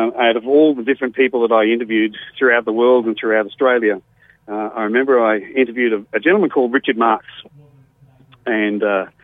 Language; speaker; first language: English; native; English